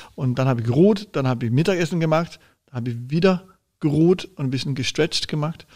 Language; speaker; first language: German; non-native, fluent; Danish